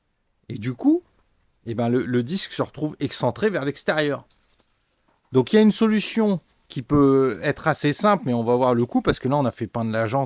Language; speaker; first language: French; native; French